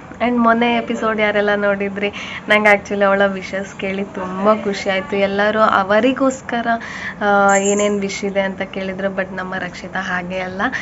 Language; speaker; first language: Kannada; non-native, local second language; Tulu